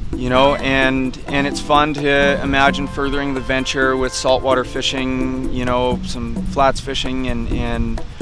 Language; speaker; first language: English; native; English